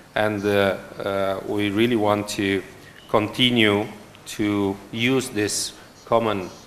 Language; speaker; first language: English; non-native, fluent; Romanian